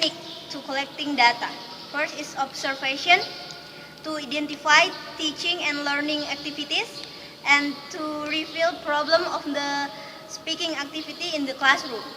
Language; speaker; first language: English; non-native, learner; Indonesian